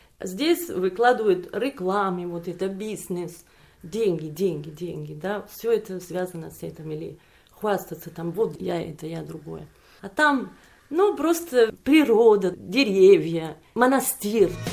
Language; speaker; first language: Russian; non-native, fluent; Catalan